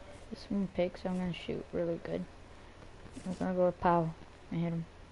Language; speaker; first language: English; early bilingual, other home language; Spanish